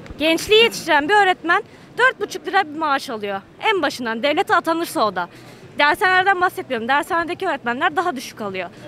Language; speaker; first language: Turkish; native; Turkish